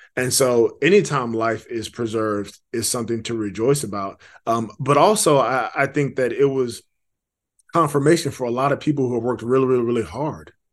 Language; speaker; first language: English; native; English